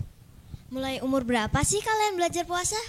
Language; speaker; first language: Indonesian; native; Indonesian